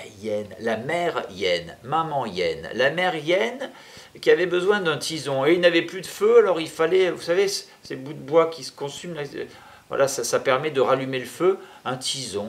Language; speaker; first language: French; native; French